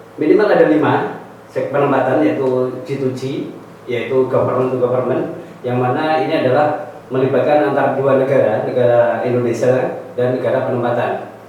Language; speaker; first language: Indonesian; non-native, local second language; Javanese